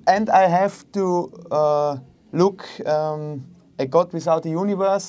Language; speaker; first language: English; non-native, learner; German